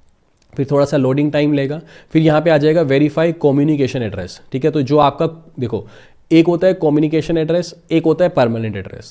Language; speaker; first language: Hindi; native; Hindi